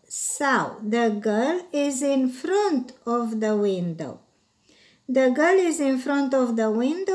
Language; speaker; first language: English; non-native, fluent; Romanian